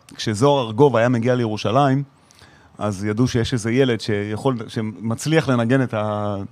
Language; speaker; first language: Hebrew; native; Hebrew